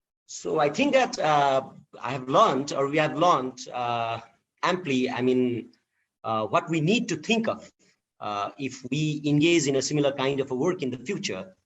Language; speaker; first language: English; non-native, fluent; Nepali